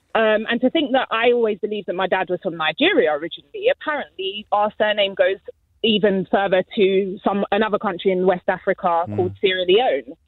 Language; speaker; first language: English; native; English